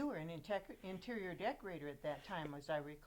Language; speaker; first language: English; native; English